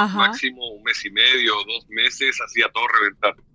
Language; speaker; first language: Spanish; native; Spanish